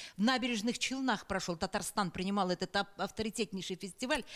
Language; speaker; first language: Russian; native; Russian